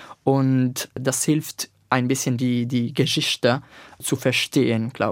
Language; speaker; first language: German; non-native, learner; Italian